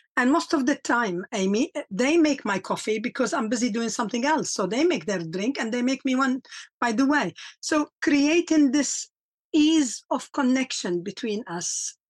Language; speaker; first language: English; non-native, fluent; Arabic